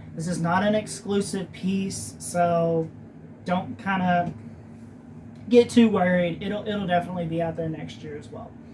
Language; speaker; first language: English; native; English